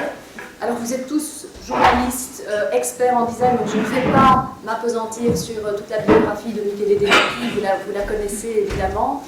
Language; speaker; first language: French; native; French